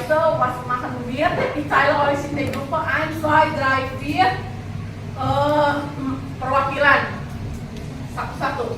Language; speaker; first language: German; non-native, learner; Indonesian